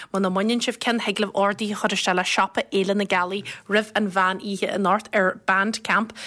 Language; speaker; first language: Irish; native; Irish